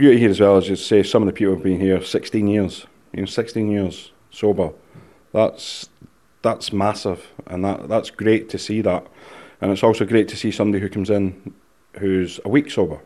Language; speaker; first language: English; native; English